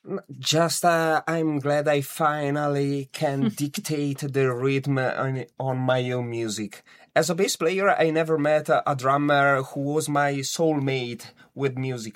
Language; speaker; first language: English; non-native, fluent; Italian